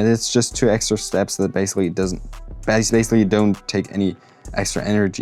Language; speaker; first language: English; non-native, fluent; German